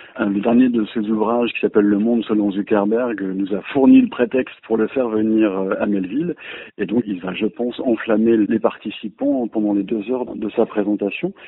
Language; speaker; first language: French; native; French